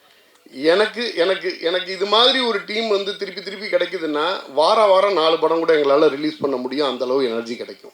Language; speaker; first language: Tamil; native; Tamil